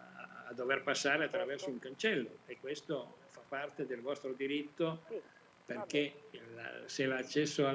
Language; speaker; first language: Italian; native; Italian